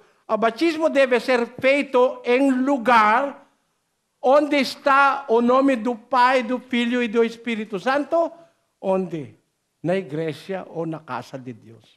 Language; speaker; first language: Portuguese; non-native, learner; Filipino